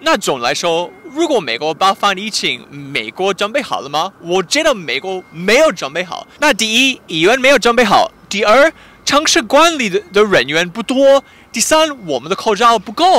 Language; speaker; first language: Chinese; non-native, fluent; English